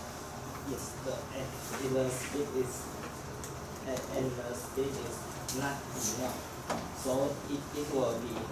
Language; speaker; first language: English; non-native, learner; Chinese